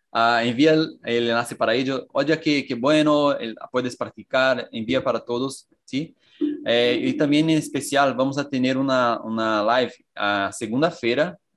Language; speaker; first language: Spanish; non-native, fluent; Portuguese